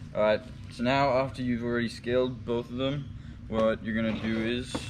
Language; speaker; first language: English; non-native, fluent; Indonesian